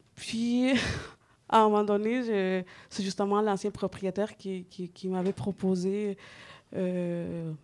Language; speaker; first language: French; non-native, fluent; Spanish